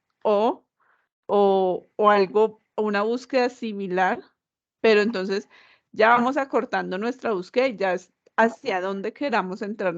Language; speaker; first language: Spanish; native; Spanish